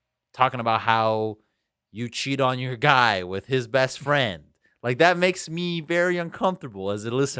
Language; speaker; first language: English; native; English